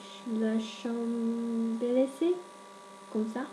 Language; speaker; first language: French; non-native, learner; English